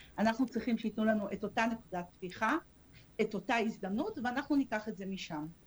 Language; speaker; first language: Hebrew; early bilingual, other home language; Russian